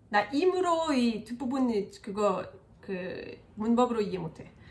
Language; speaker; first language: Korean; non-native, fluent; French